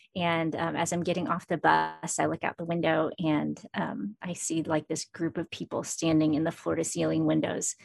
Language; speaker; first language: English; early bilingual, other home language; Filipino